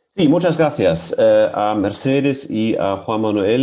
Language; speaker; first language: Spanish; non-native, fluent; German